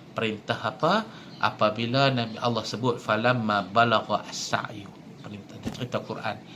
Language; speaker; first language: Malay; native; Malay